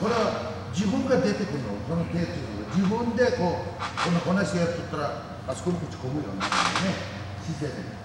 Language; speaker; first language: Japanese; native; Japanese